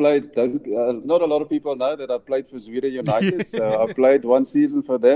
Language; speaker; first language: English; non-native, local second language; Afrikaans